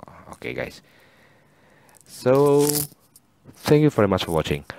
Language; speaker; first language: English; non-native, learner; Indonesian